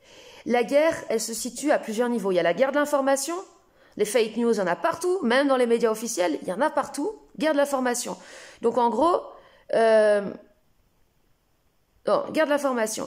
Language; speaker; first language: French; native; French